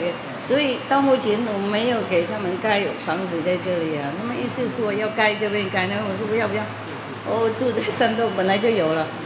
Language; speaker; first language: Chinese; non-native, fluent; Vietnamese